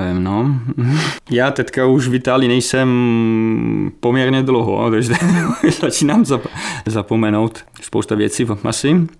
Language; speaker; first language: Czech; non-native, fluent; Italian